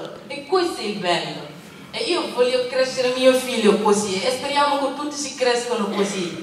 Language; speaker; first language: Italian; non-native, learner; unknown